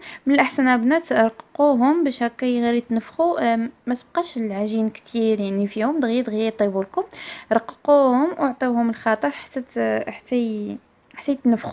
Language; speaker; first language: Arabic; native; Arabic